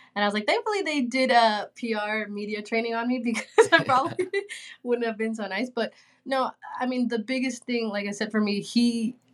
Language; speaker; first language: English; early bilingual, other home language; Spanish